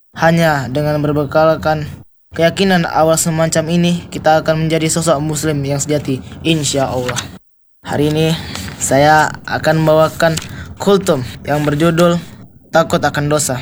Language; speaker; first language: Indonesian; native; Indonesian